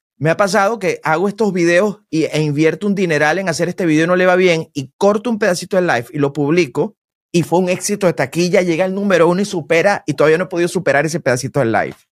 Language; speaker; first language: Spanish; native; Spanish